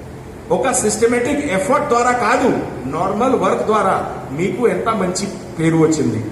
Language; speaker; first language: Telugu; non-native, fluent; Hindi